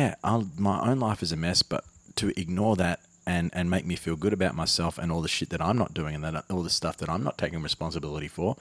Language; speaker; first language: English; native; English